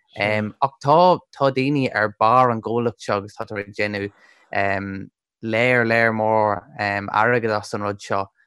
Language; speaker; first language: Irish; non-native, local second language; English